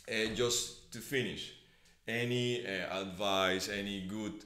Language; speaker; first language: English; non-native, fluent; Spanish